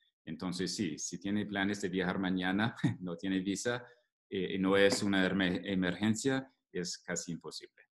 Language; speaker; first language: Spanish; non-native, fluent; English